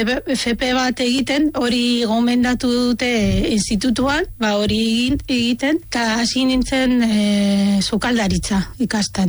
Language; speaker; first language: Basque; non-native, fluent; Arabic